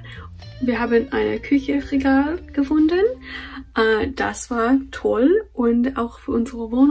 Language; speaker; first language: German; non-native, fluent; English